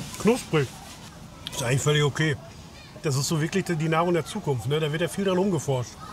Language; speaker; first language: German; native; German